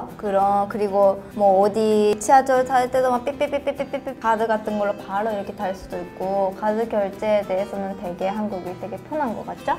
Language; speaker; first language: Korean; non-native, fluent; Japanese